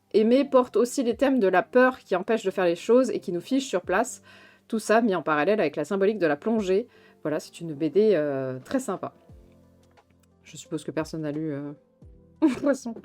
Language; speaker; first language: French; native; French